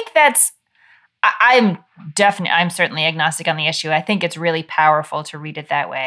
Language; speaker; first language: English; native; English